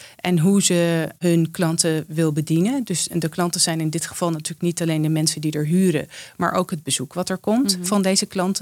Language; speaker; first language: Dutch; native; Dutch